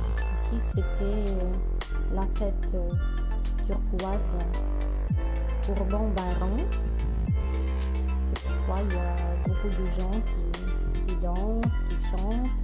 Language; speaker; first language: French; non-native, learner; Russian